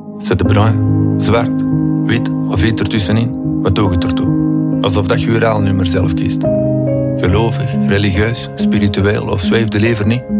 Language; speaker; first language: Dutch; native; Dutch